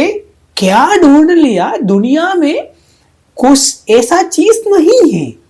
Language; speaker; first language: Hindi; non-native, fluent; Sinhala